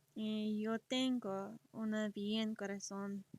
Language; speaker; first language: Spanish; early bilingual, other home language; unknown